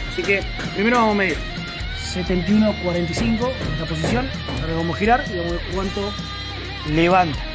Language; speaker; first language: Spanish; native; Spanish